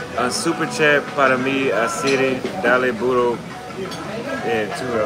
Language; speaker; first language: Spanish; non-native, learner; English